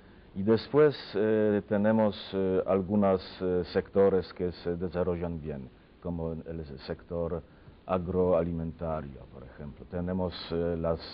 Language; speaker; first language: Spanish; non-native, fluent; Polish